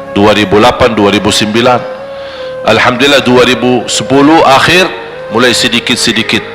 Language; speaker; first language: Malay; non-native, fluent; Arabic